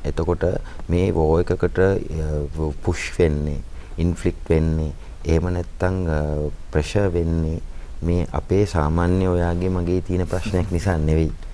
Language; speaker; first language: Sinhala; native; Sinhala